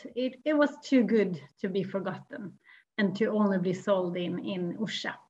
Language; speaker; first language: English; non-native, fluent; Swedish